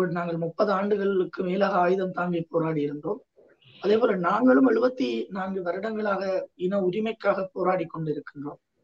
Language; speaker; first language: Tamil; native; Tamil